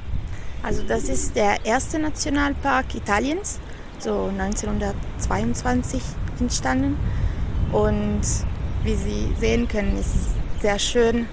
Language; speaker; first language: German; non-native, fluent; Italian